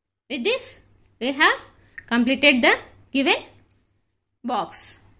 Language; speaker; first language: English; non-native, local second language; Telugu